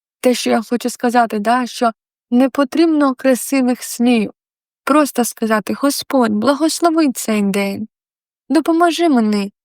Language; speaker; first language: Ukrainian; non-native, local second language; Russian